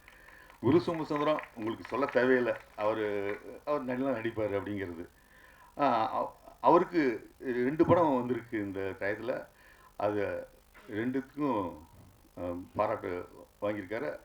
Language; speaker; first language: Tamil; native; Tamil